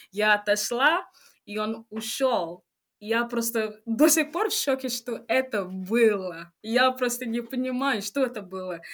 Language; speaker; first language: Russian; non-native, fluent; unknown